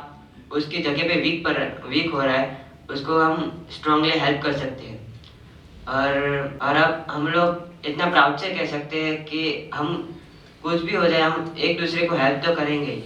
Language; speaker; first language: Hindi; native; Hindi